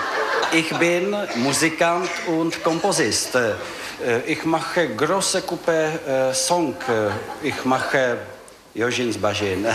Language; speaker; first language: German; non-native, learner; Czech